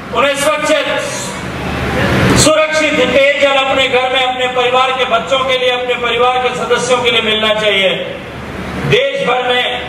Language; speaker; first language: Hindi; native; Hindi